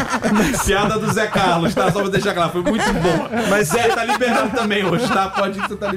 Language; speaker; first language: Portuguese; native; Portuguese